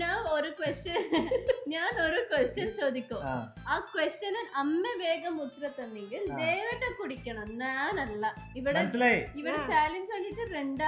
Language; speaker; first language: Malayalam; non-native, learner; Tamil